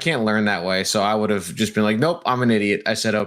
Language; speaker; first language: English; native; English